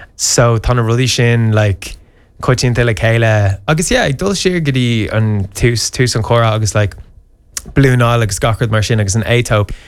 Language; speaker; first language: Irish; non-native, local second language; English